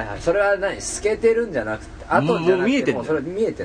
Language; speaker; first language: Japanese; native; Japanese